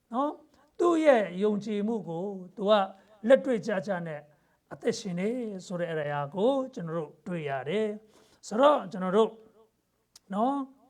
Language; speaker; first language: Burmese; non-native, local second language; Hakha Chin